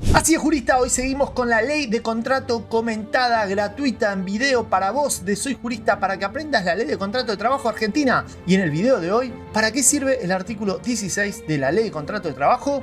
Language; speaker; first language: Spanish; native; Spanish